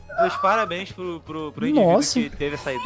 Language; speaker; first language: Portuguese; native; Portuguese